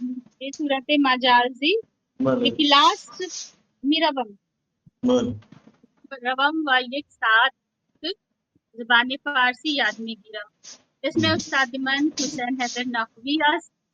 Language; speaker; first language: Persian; non-native, learner; Urdu